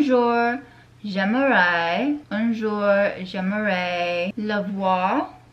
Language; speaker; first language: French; non-native, learner; English